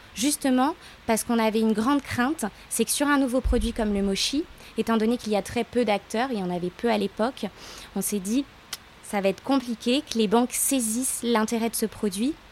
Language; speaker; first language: French; native; French